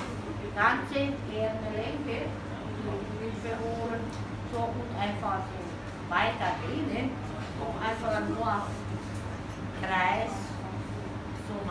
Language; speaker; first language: German; non-native, fluent; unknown